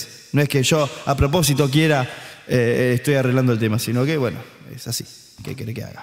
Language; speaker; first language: Spanish; native; Spanish